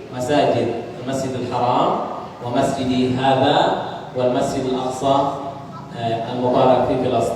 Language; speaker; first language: Indonesian; non-native, learner; Arabic